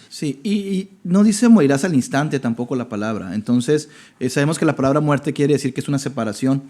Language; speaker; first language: Spanish; native; Spanish